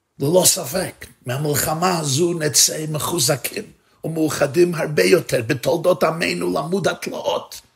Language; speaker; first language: Hebrew; non-native, fluent; English